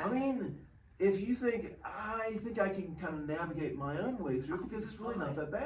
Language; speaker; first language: English; native; English